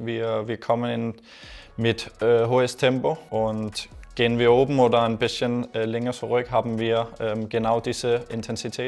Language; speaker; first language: German; non-native, learner; Danish